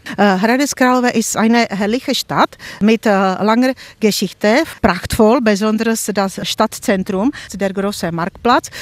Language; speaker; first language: German; non-native, fluent; Czech